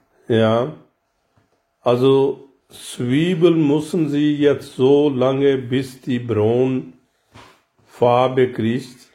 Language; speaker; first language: German; non-native, learner; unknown